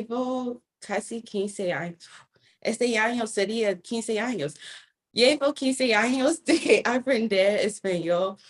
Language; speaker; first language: Spanish; non-native, fluent; English